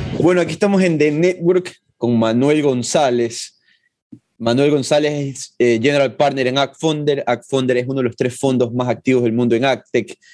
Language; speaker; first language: Spanish; native; Spanish